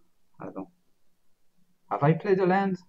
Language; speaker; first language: English; non-native, learner; Spanish